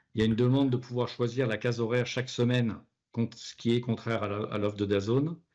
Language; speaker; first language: French; native; French